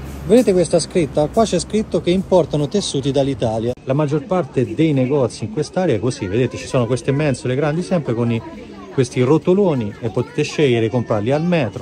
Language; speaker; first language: Italian; native; Italian